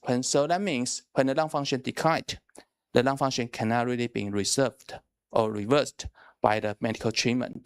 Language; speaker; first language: English; non-native, fluent; Chinese